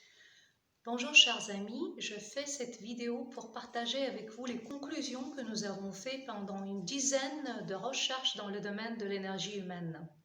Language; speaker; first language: French; non-native, fluent; Russian